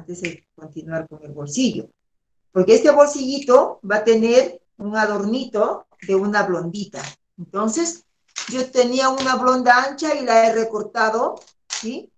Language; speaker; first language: Spanish; native; Spanish